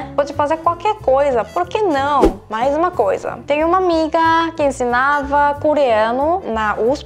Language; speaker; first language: Portuguese; non-native, fluent; Korean